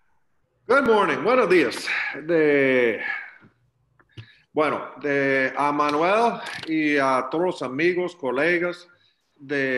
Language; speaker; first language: Spanish; non-native, learner; English